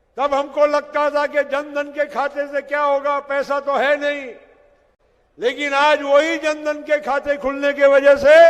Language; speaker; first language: Hindi; non-native, local second language; Gujarati